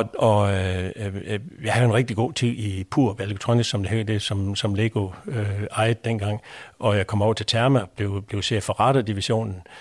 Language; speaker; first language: Danish; native; Danish